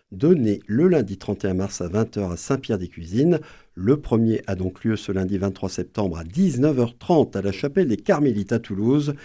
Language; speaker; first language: French; native; French